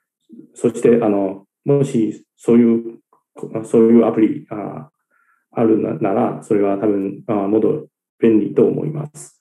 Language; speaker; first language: Japanese; non-native, learner; Chinese